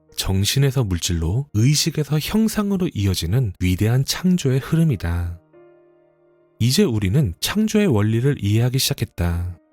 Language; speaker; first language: Korean; native; Korean